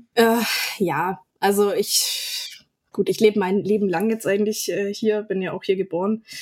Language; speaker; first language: German; native; German